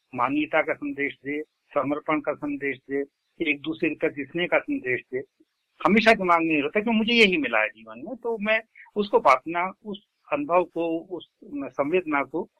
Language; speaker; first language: Hindi; native; Hindi